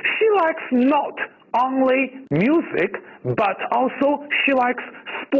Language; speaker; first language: English; non-native, fluent; Chinese